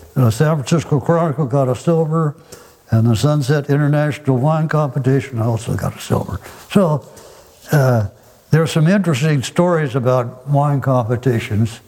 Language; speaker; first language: English; native; English